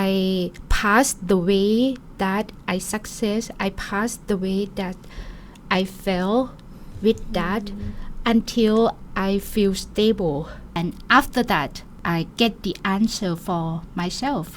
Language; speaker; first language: English; non-native, learner; Thai